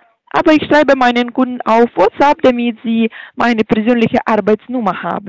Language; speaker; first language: German; non-native, learner; Russian